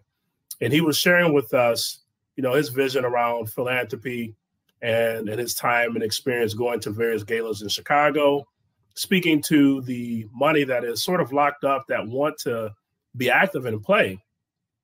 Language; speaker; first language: English; native; English